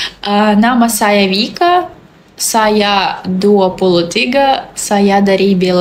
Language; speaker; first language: Indonesian; non-native, learner; Russian